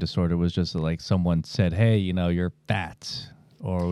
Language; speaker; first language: English; native; English